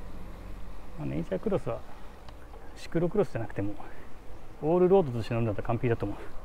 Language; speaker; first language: Japanese; native; Japanese